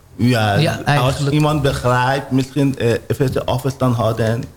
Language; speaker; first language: Dutch; non-native, learner; Persian